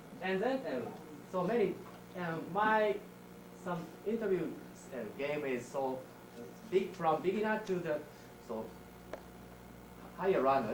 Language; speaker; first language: English; non-native, learner; Japanese